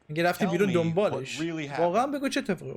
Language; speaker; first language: Persian; native; Persian